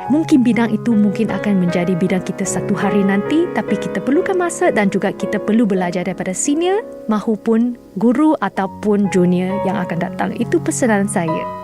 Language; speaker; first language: Malay; non-native, local second language; Chinese